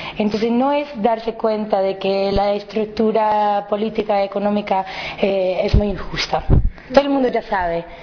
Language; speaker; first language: Spanish; non-native, fluent; English